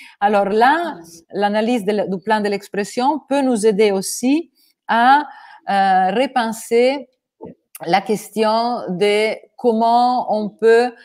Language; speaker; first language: French; non-native, fluent; Italian